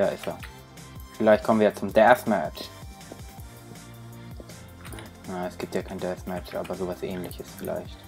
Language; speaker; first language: German; native; German